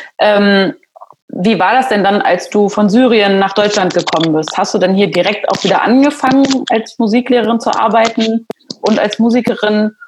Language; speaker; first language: German; native; German